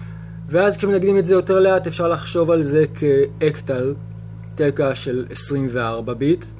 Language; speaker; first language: Hebrew; native; Hebrew